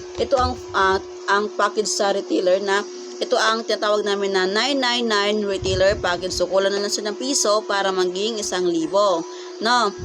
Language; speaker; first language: Filipino; non-native, local second language; Cebuano